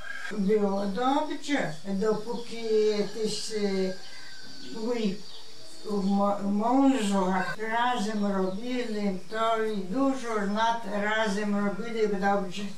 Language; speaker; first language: Polish; early bilingual, heritage; Polish